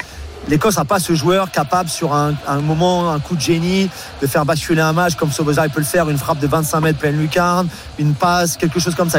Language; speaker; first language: French; non-native, fluent; English